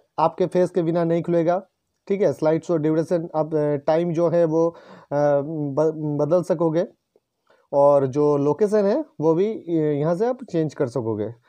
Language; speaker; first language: Hindi; non-native, local second language; Bangla